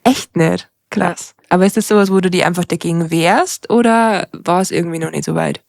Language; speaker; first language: German; native; German